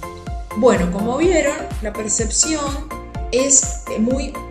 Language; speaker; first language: Spanish; native; Spanish